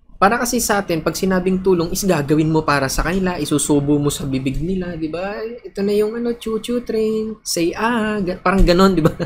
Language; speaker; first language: Filipino; native; Filipino